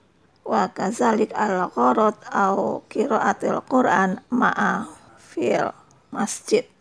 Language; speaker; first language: Arabic; non-native, fluent; Indonesian